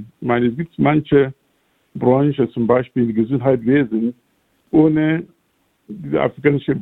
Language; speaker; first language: German; non-native, fluent; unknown